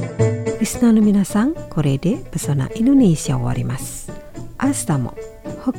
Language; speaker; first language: Japanese; non-native, fluent; Indonesian